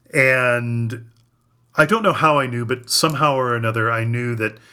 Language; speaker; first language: English; native; English